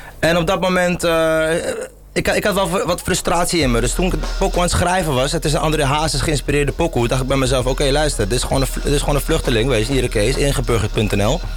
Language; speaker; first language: Dutch; early bilingual, other home language; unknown